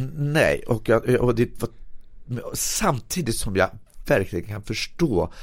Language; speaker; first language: Swedish; native; Swedish